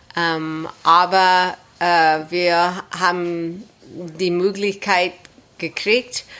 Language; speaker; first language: German; non-native, fluent; English